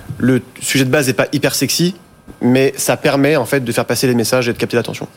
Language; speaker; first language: French; native; French